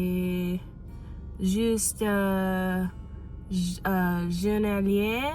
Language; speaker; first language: French; non-native, learner; English